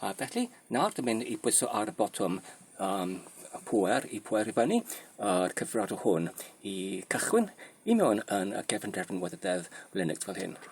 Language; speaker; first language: Welsh; non-native, learner; Polish